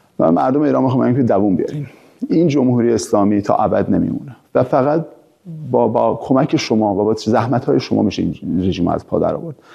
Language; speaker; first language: Persian; early bilingual, heritage; Persian